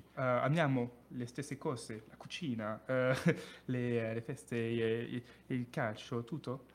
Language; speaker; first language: Italian; non-native, fluent; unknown